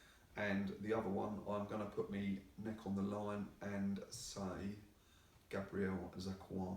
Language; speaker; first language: English; native; English